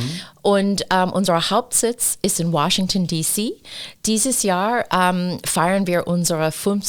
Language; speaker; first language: German; non-native, fluent; English